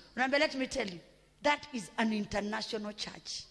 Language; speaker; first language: English; non-native, local second language; Swahili